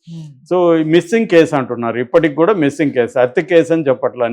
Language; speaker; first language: Telugu; native; Telugu